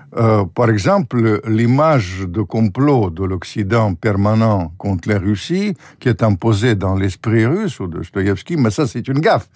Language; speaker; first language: French; non-native, fluent; Russian